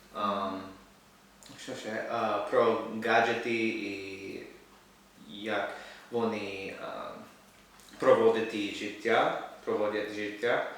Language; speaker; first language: Ukrainian; non-native, learner; English